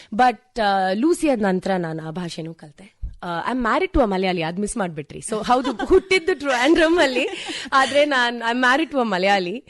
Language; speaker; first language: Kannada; non-native, local second language; Tamil